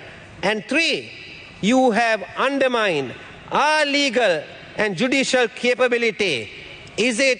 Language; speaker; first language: English; non-native, local second language; Sinhala